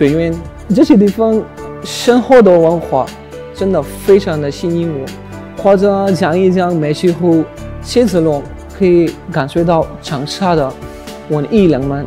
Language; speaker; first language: Chinese; non-native, fluent; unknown